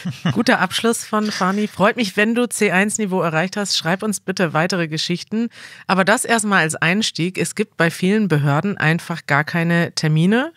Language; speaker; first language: German; native; German